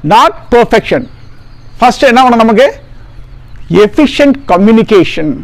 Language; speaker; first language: English; non-native, local second language; Tamil